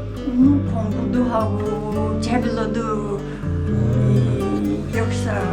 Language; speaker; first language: Korean; non-native, learner; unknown